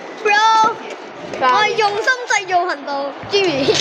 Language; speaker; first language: Cantonese; native; Cantonese